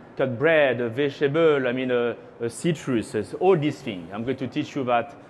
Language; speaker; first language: English; non-native, fluent; French